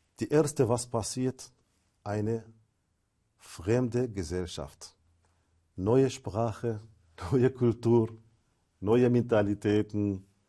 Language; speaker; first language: German; non-native, fluent; Arabic